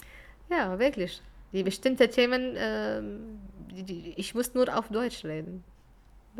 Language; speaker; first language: German; non-native, fluent; Arabic